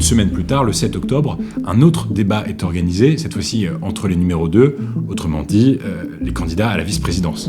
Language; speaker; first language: French; native; French